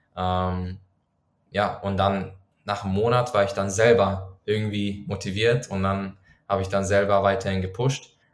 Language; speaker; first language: German; non-native, fluent; Persian